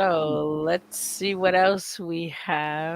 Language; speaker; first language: English; native; English